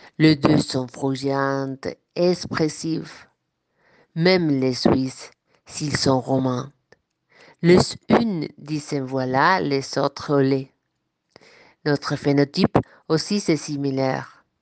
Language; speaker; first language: French; non-native, fluent; Spanish